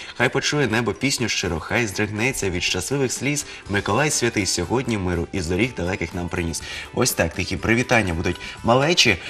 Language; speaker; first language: Ukrainian; native; Ukrainian